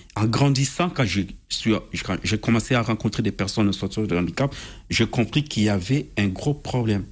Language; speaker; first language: French; non-native, local second language; Lingala